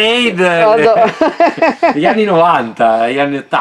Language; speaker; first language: Italian; native; Italian